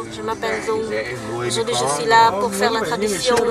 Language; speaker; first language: French; non-native, fluent; Vietnamese